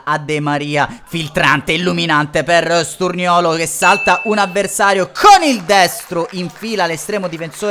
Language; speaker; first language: Italian; native; Italian